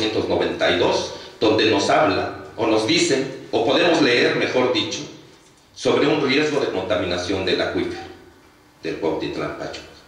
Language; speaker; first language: Spanish; native; Spanish